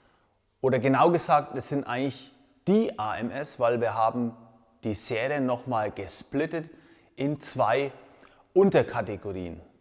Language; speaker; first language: German; native; German